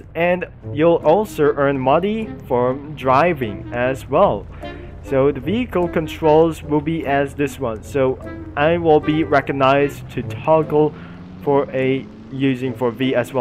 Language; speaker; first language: English; non-native, learner; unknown